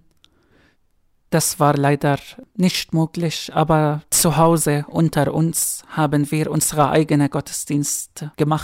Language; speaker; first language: German; non-native, fluent; Arabic